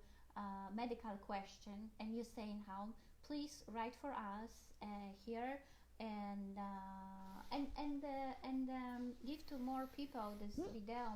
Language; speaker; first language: English; non-native, learner; Polish